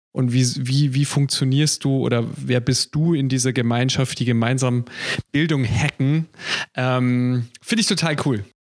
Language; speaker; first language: German; native; German